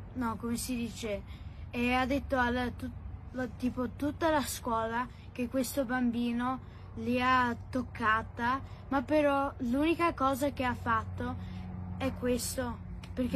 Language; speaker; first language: Italian; early bilingual, heritage; Italian